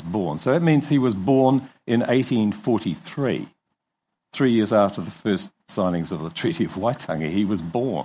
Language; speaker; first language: English; native; English